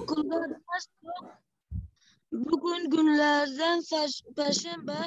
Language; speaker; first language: Turkish; non-native, learner; Persian